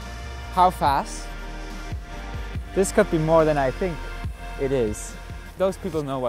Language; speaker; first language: English; non-native, fluent; German